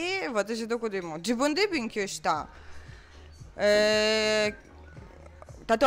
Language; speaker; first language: Japanese; non-native, learner; Russian